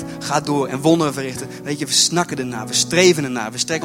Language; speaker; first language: Dutch; native; Dutch